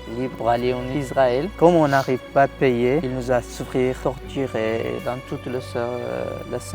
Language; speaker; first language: French; non-native, learner; Tigrinya